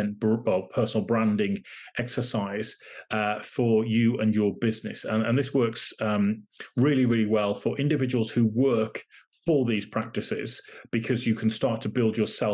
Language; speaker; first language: English; native; English